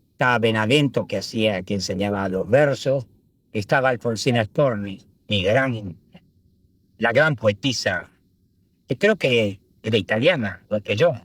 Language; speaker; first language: Spanish; early bilingual, other home language; Italian